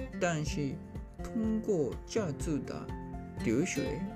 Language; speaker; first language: Chinese; non-native, learner; Japanese